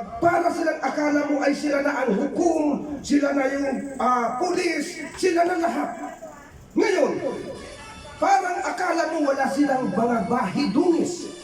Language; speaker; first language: Filipino; non-native, local second language; Bikol